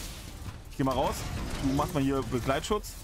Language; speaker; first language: German; native; German